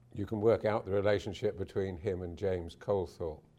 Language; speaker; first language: English; native; English